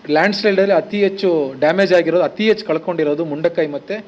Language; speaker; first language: Kannada; native; Kannada